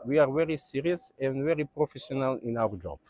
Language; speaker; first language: English; non-native, learner; Serbian